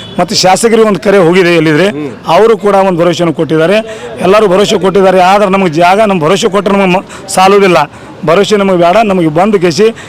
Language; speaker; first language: Kannada; non-native, local second language; Lambadi